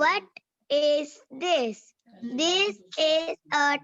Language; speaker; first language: English; non-native, learner; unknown